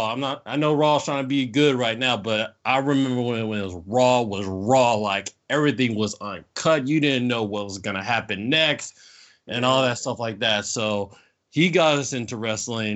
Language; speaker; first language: English; native; English